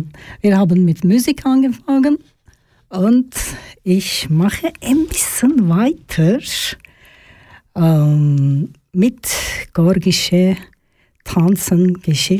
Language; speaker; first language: German; non-native, learner; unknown